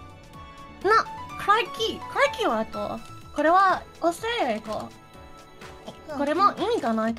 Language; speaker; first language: Japanese; non-native, learner; English